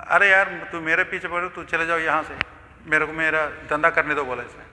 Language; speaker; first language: Hindi; non-native, local second language; Telugu